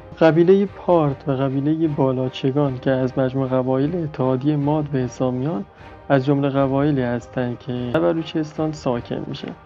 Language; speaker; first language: Persian; non-native, local second language; Baluchi